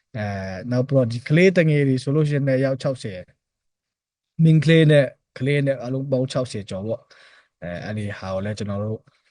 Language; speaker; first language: Burmese; non-native, local second language; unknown